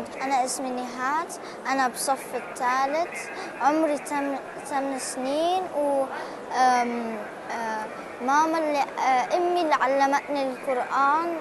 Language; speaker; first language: Arabic; early bilingual, heritage; Arabic